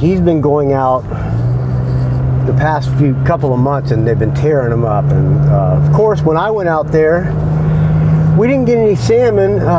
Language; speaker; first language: English; native; English